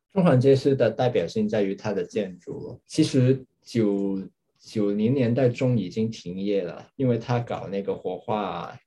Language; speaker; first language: Chinese; non-native, local second language; Cantonese